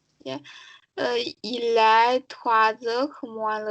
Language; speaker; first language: French; non-native, learner; Chinese